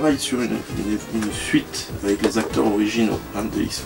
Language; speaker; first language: French; native; French